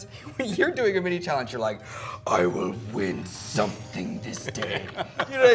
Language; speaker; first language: English; native; English